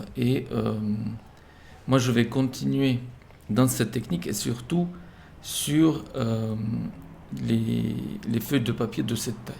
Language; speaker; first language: French; non-native, fluent; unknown